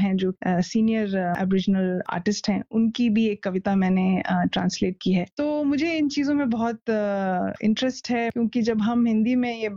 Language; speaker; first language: Hindi; non-native, local second language; Punjabi